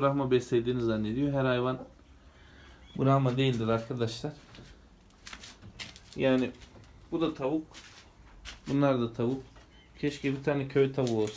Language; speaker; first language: Turkish; native; Turkish